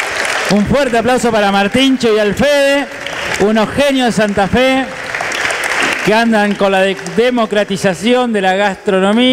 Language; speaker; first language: Spanish; native; Spanish